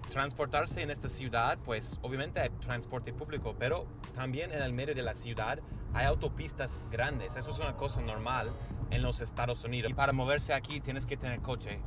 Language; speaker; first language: Spanish; non-native, fluent; English